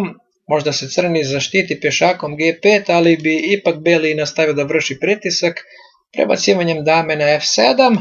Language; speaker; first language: Serbian; native; Serbian